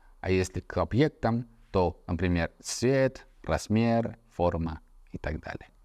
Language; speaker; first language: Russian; non-native, fluent; Spanish